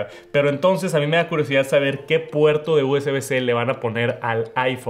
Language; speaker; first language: Spanish; native; Spanish